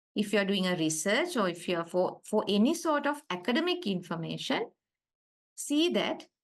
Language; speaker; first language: English; non-native, local second language; Sinhala